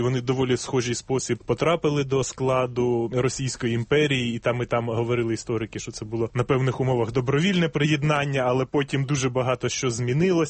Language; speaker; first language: Ukrainian; native; Ukrainian